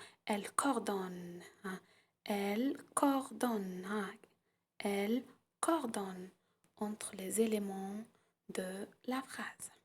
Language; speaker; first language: French; non-native, local second language; Arabic